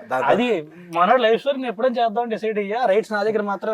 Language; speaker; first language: Telugu; native; Telugu